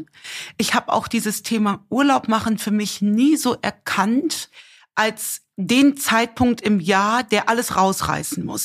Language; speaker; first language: German; native; German